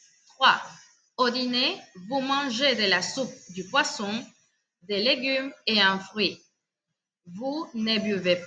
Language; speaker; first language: French; non-native, fluent; Spanish